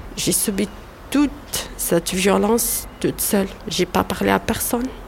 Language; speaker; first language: French; non-native, local second language; Arabic